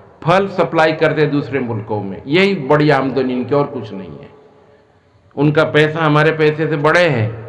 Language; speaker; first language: Urdu; non-native, local second language; Assamese